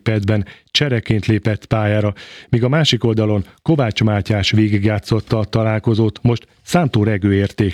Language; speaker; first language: Hungarian; native; Hungarian